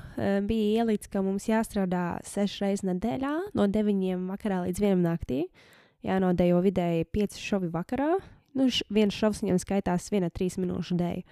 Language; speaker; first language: Latvian; native; Latvian